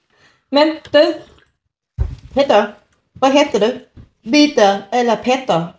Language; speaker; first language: Swedish; non-native, learner; Vietnamese